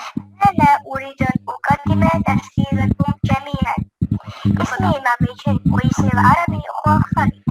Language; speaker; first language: Arabic; non-native, learner; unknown